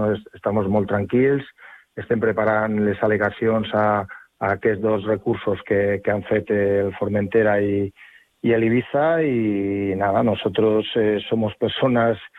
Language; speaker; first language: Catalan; non-native, local second language; Spanish